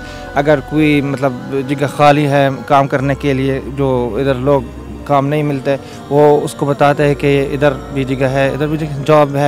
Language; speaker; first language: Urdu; non-native, fluent; Arabic